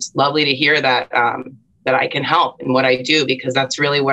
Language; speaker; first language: English; native; English